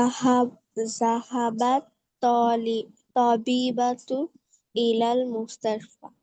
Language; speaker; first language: Arabic; non-native, learner; Bangla